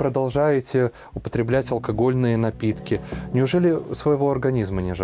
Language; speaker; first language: Russian; native; Russian